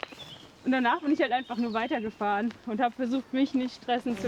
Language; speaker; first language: German; native; German